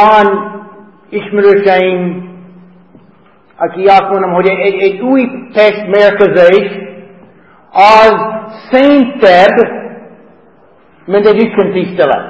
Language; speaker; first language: Hungarian; non-native, learner; English